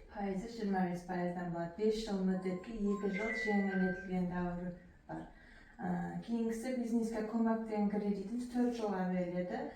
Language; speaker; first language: Uzbek; non-native, local second language; Kazakh